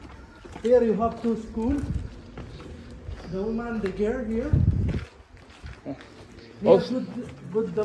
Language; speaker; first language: English; non-native, learner; Arabic